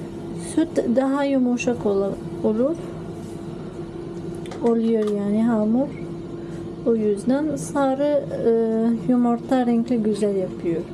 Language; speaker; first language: Turkish; non-native, learner; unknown